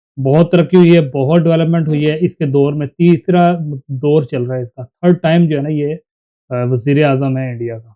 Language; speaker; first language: Urdu; non-native, local second language; Punjabi